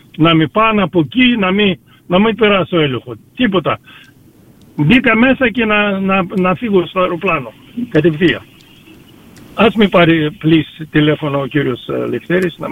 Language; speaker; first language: Greek; non-native, fluent; Russian